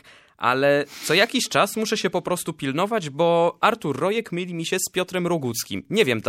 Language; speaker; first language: Polish; native; Polish